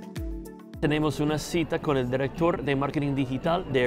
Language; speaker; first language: Spanish; non-native, fluent; English